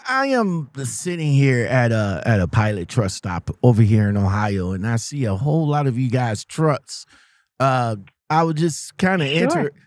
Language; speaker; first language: English; native; English